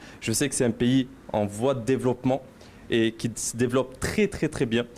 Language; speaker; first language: French; native; French